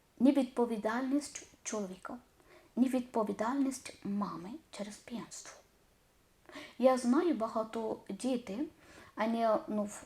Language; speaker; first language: Ukrainian; non-native, learner; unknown